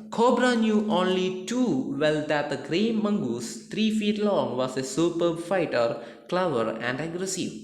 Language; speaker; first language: English; non-native, local second language; Malayalam